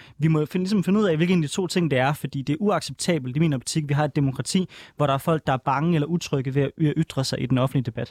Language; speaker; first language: Danish; native; Danish